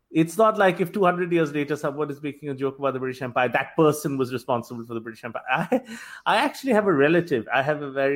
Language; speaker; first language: English; non-native, local second language; Bangla